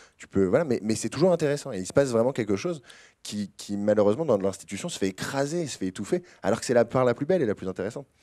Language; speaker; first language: French; native; French